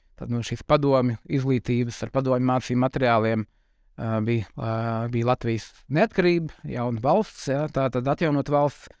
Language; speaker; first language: Latvian; native; Latvian